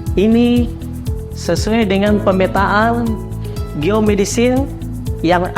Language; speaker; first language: Indonesian; native; Indonesian